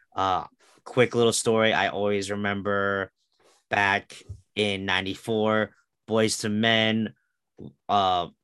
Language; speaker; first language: English; early bilingual, other home language; Filipino